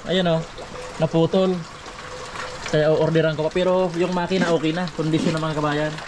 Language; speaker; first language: Filipino; non-native, local second language; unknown